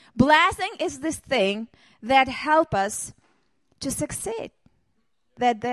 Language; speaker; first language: English; non-native, learner; Hebrew